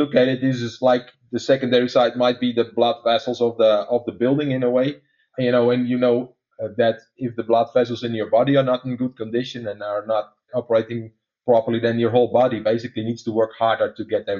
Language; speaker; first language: English; non-native, fluent; Dutch